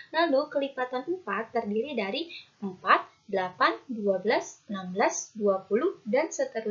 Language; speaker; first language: Indonesian; native; Indonesian